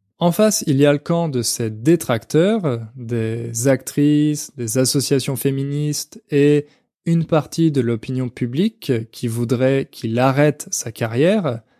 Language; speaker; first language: French; native; French